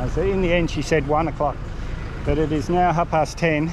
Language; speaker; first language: English; native; English